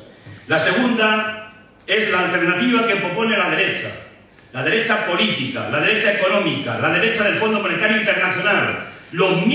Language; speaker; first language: Spanish; native; Spanish